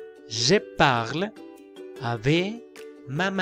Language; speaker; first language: French; non-native, learner; Spanish